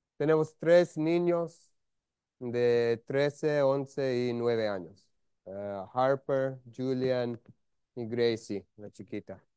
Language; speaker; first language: Spanish; non-native, fluent; English